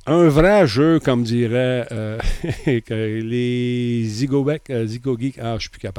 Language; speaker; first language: French; native; French